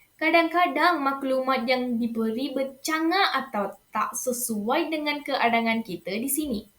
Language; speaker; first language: Malay; non-native, local second language; Tamil